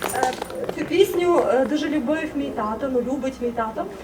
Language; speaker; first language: Ukrainian; native; Ukrainian